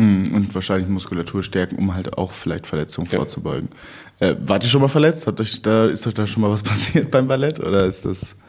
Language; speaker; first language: German; native; German